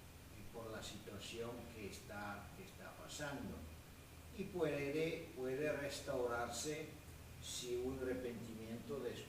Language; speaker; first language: Spanish; non-native, fluent; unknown